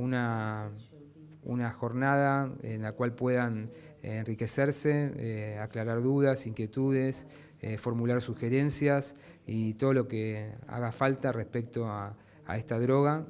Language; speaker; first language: Spanish; native; Spanish